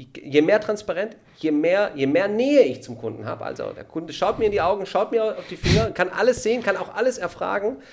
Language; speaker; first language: German; non-native, fluent; Italian